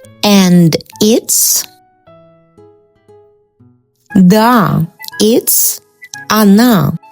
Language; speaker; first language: English; non-native, fluent; Russian